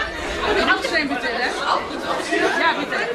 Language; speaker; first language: German; non-native, fluent; Igbo